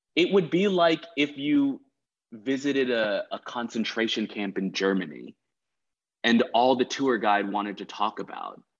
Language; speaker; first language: English; native; English